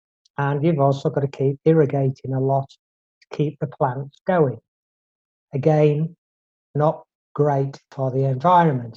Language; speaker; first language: English; native; English